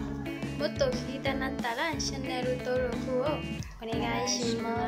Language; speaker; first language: Japanese; non-native, learner; Burmese